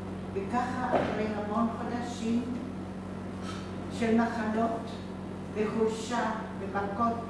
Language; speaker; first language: Hebrew; non-native, fluent; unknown